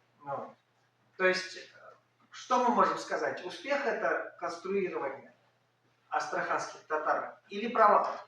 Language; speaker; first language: Russian; native; Russian